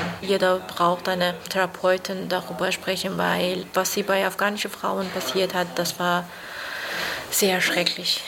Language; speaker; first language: German; non-native, learner; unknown